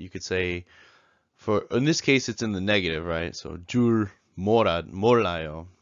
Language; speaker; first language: English; native; English